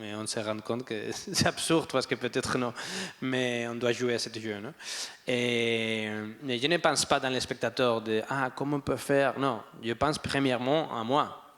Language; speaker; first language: French; non-native, learner; Spanish